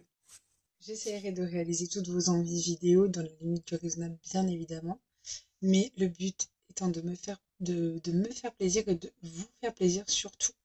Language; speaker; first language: French; native; French